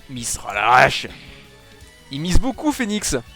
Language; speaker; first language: French; native; French